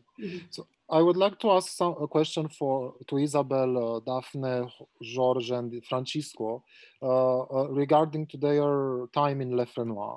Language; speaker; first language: English; non-native, fluent; Romanian